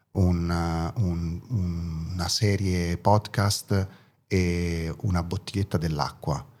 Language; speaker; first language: Italian; early bilingual, other home language; German